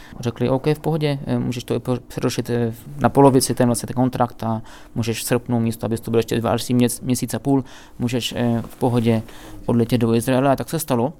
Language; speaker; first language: Czech; native; Czech